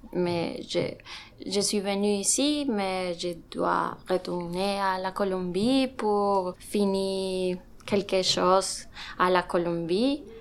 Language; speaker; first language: French; non-native, learner; Spanish